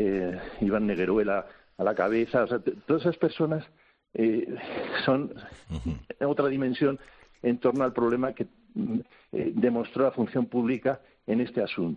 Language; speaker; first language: Spanish; native; Spanish